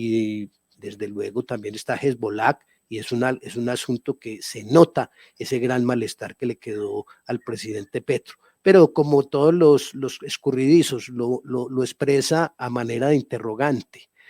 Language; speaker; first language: Spanish; native; Spanish